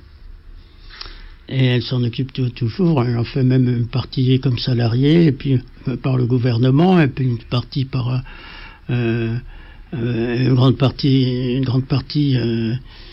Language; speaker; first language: French; native; French